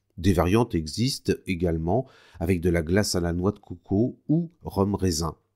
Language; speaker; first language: French; native; French